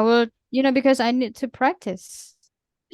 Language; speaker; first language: English; non-native, fluent; Indonesian